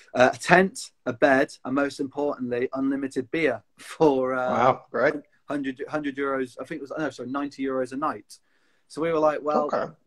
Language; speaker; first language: English; native; English